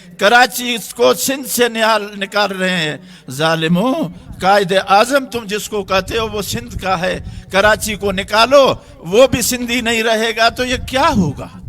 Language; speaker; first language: Urdu; non-native, local second language; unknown